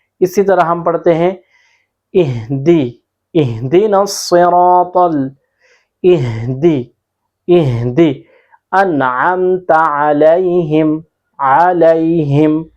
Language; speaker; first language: Urdu; non-native, local second language; Punjabi